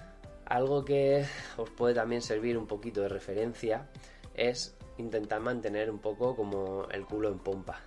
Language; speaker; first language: Spanish; native; Spanish